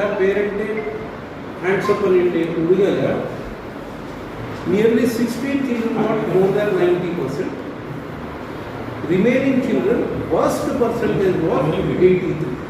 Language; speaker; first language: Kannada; non-native, local second language; Telugu